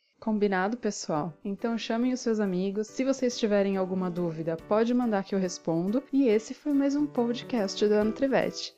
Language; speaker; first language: Portuguese; native; Portuguese